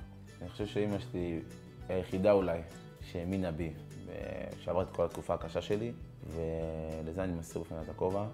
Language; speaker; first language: Hebrew; native; Hebrew